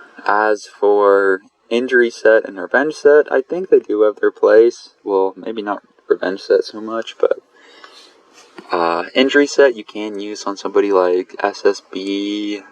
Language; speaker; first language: English; native; English